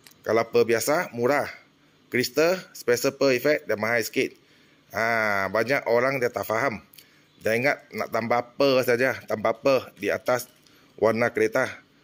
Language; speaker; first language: Malay; non-native, local second language; Min Nan Chinese